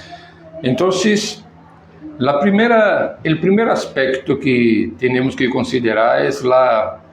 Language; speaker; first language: Spanish; non-native, fluent; Portuguese